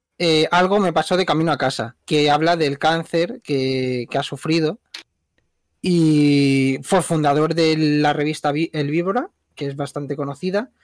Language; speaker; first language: Spanish; native; Spanish